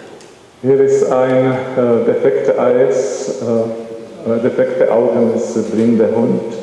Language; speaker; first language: German; non-native, learner; Czech